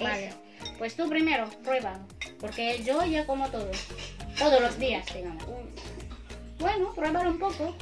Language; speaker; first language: Spanish; non-native, learner; Indonesian